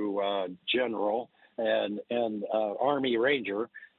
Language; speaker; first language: English; native; English